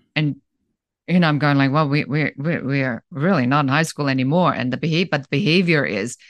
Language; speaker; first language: English; non-native, fluent; German